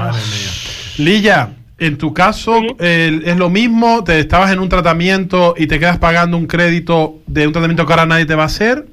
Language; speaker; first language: Spanish; native; Spanish